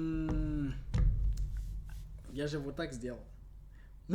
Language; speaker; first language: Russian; non-native, fluent; English